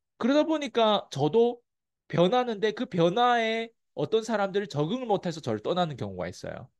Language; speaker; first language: Korean; native; Korean